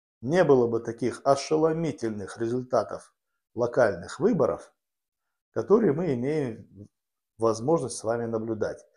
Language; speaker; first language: Russian; native; Russian